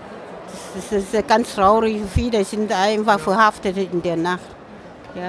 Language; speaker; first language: German; non-native, fluent; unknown